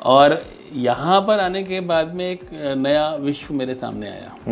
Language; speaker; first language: Hindi; native; Hindi